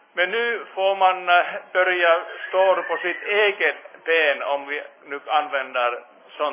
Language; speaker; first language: Swedish; non-native, fluent; Finnish